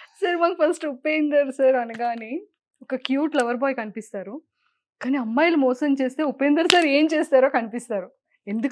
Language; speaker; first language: Telugu; native; Telugu